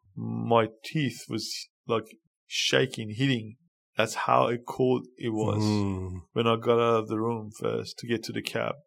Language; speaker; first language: English; non-native, fluent; Persian